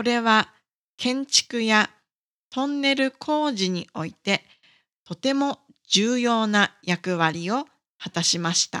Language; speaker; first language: Japanese; native; Japanese